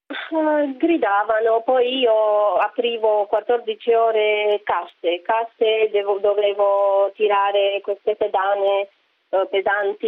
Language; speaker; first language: Italian; non-native, fluent; Romanian